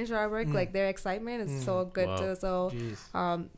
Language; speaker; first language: English; non-native, local second language; Tamil